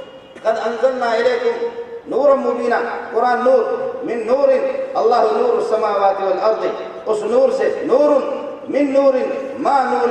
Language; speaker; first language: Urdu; non-native, local second language; Brahui